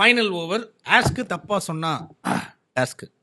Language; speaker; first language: Tamil; native; Tamil